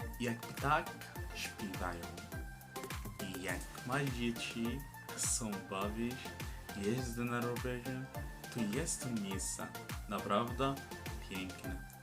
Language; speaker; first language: Polish; non-native, learner; Arabic